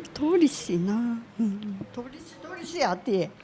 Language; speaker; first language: Urdu; non-native, learner; Japanese